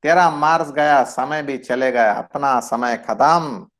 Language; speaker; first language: Hindi; non-native, local second language; Marathi